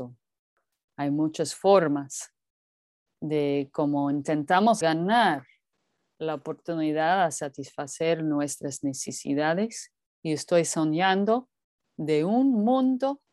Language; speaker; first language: Spanish; non-native, fluent; English